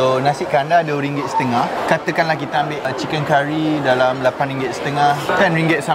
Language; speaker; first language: Malay; native; Malay